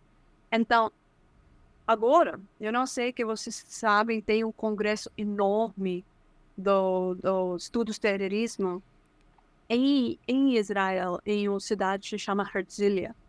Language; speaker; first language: Portuguese; non-native, fluent; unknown